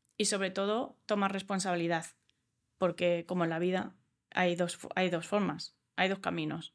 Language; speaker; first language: Spanish; early bilingual, other home language; English